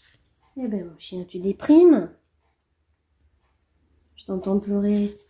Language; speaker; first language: French; native; French